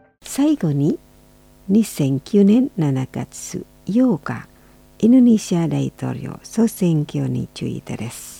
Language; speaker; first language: Japanese; non-native, fluent; Indonesian